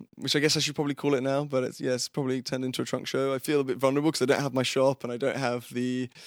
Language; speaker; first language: English; native; English